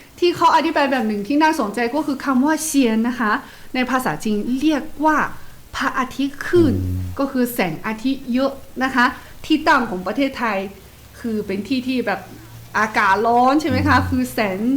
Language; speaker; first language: Thai; non-native, fluent; Chinese